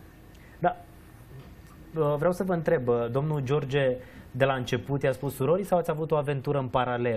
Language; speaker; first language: Romanian; native; Romanian